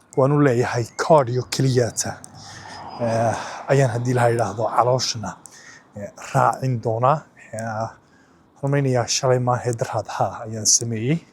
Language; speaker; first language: Somali; early bilingual, heritage; Somali